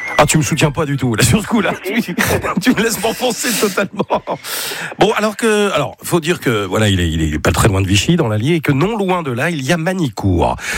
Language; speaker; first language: French; native; French